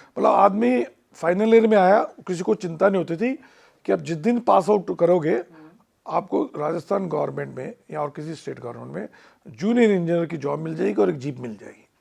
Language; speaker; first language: Hindi; non-native, local second language; Punjabi